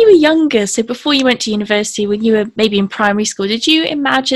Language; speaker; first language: English; native; English